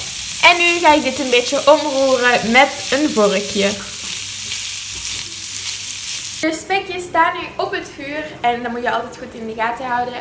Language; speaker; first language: Dutch; native; Dutch